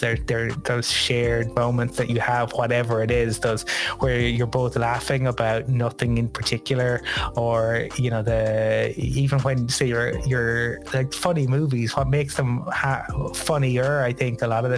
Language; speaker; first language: English; native; English